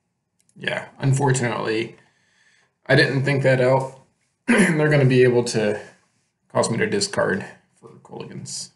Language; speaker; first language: English; native; English